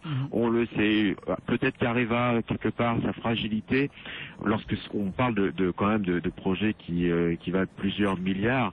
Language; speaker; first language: French; native; French